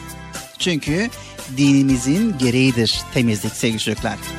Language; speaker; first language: Turkish; native; Turkish